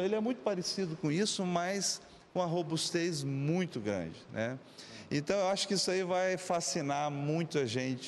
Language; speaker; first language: Portuguese; native; Portuguese